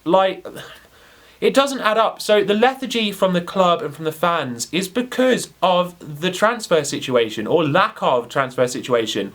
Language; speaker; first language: English; native; English